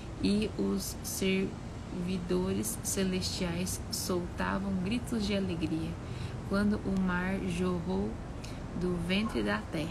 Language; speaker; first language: Portuguese; native; Portuguese